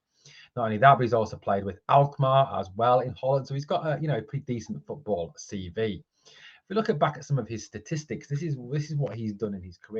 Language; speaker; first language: English; native; English